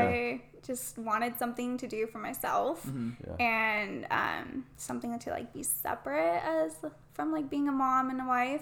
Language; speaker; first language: English; native; English